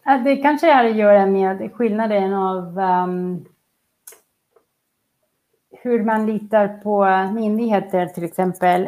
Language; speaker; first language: Swedish; non-native, fluent; Catalan